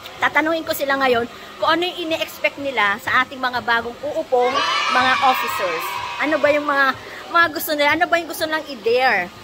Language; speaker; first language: Filipino; native; Filipino